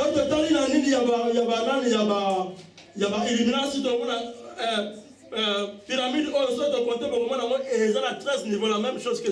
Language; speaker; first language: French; non-native, local second language; Lingala